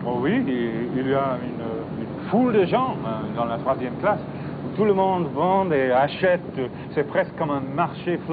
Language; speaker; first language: French; non-native, fluent; English